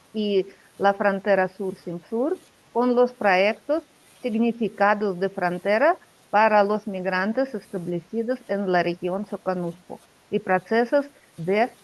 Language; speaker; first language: Spanish; non-native, learner; Russian